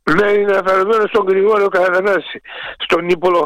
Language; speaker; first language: Greek; native; Greek